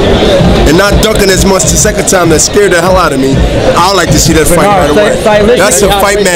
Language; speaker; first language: English; native; English